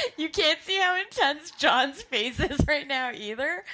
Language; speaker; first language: English; native; English